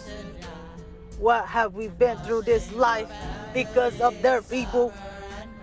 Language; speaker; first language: English; non-native, local second language; Cebuano